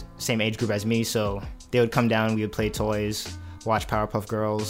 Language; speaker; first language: English; native; English